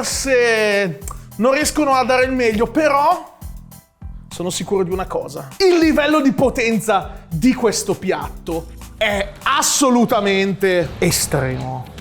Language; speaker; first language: Italian; native; Italian